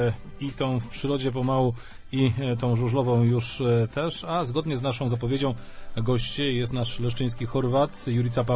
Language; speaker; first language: Polish; native; Polish